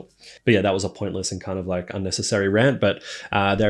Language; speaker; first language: English; native; English